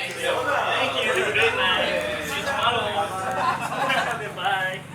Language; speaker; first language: English; non-native, learner; Korean